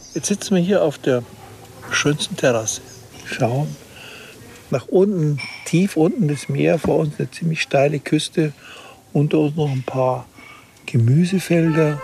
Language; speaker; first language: German; native; German